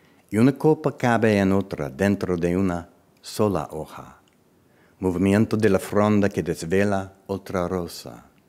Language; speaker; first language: Spanish; non-native, fluent; English